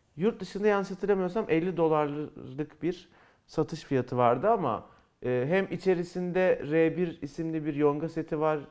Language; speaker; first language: Turkish; native; Turkish